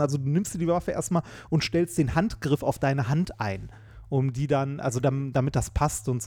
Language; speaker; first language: German; native; German